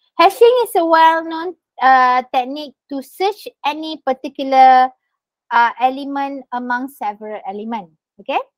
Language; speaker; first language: English; non-native, local second language; Malay